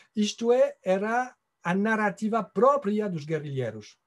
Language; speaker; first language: Portuguese; non-native, fluent; French